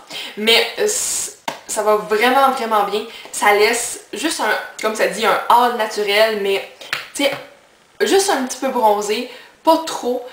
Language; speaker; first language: French; native; French